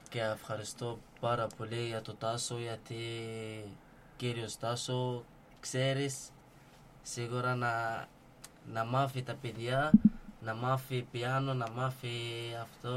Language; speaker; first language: Greek; non-native, learner; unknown